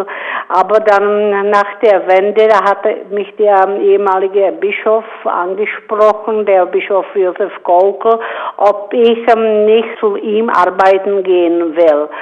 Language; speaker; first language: German; non-native, fluent; Czech